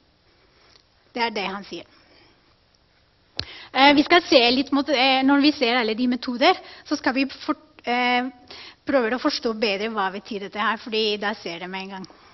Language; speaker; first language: Norwegian; non-native, fluent; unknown